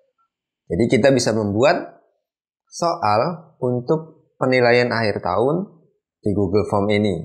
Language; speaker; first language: Indonesian; native; Indonesian